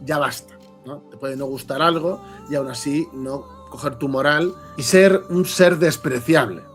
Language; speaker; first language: Spanish; native; Spanish